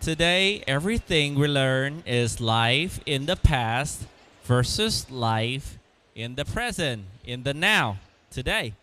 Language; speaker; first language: English; non-native, fluent; Vietnamese